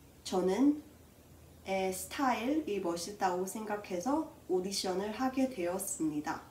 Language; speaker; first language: Korean; early bilingual, heritage; Korean